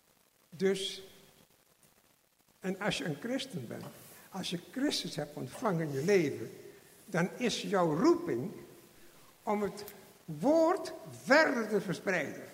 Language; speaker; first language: Dutch; non-native, fluent; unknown